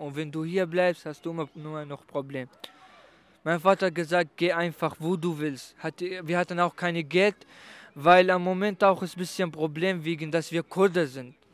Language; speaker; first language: German; non-native, learner; Kurdish